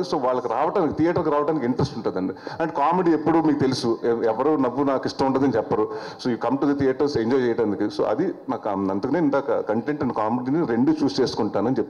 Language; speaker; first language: Telugu; native; Telugu